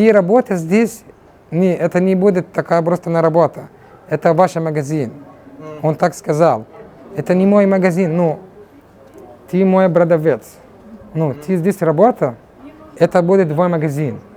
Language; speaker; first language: Russian; non-native, learner; Arabic